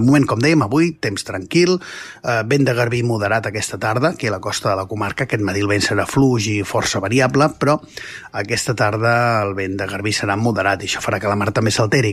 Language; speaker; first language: Catalan; native; Catalan